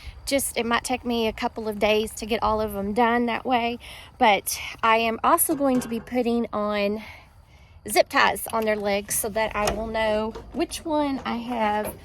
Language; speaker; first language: English; native; English